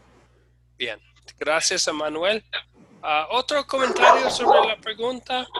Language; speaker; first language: Spanish; non-native, fluent; English